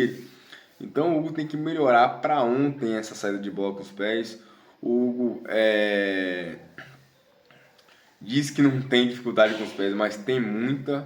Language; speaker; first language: Portuguese; native; Portuguese